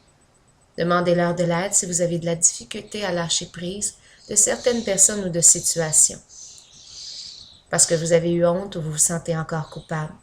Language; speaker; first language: French; native; French